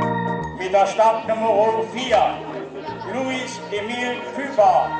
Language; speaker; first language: German; native; German